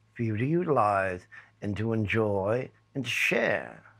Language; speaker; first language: English; native; English